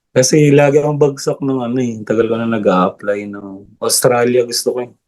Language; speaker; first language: Filipino; non-native, local second language; Bikol